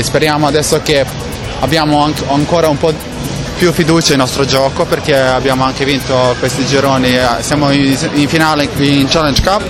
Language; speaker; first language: Italian; non-native, fluent; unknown